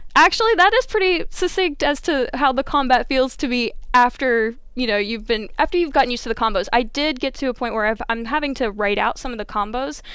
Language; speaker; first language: English; native; English